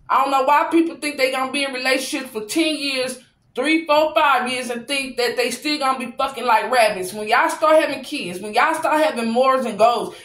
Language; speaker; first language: English; native; English